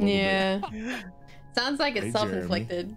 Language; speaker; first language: English; native; English